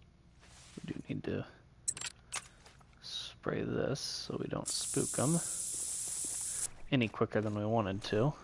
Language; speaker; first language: English; native; English